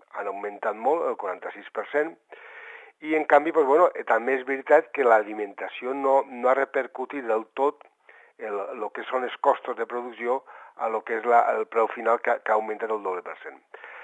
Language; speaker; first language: Catalan; native; Catalan